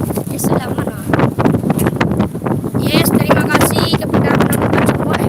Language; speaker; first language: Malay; non-native, local second language; Minangkabau